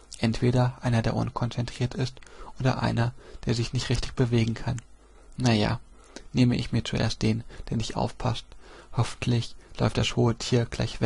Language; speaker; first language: German; native; German